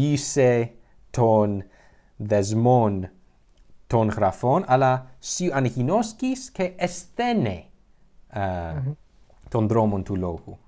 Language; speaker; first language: Greek; non-native, learner; English